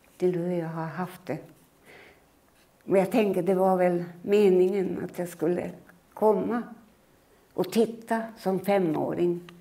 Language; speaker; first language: Swedish; early bilingual, other home language; Finnish